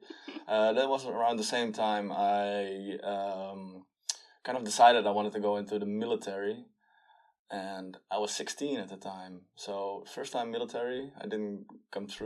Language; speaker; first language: English; non-native, fluent; Dutch